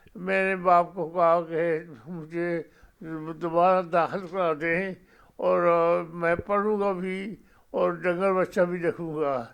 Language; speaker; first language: Urdu; non-native, local second language; Northern Hindko